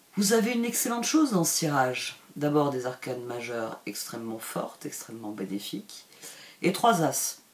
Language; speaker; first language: French; native; French